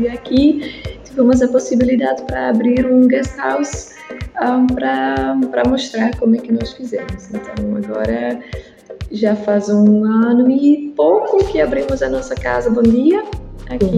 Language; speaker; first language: Portuguese; non-native, learner; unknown